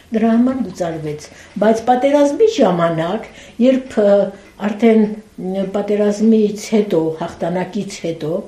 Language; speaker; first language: Armenian; early bilingual, heritage; Armenian